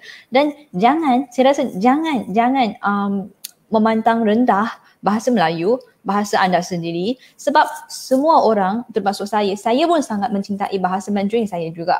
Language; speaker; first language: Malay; non-native, fluent; Chinese